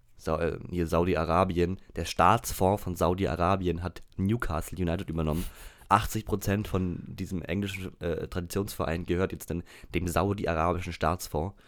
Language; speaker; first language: German; native; German